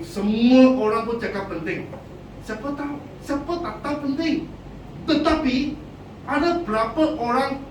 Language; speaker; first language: Malay; non-native, local second language; Chinese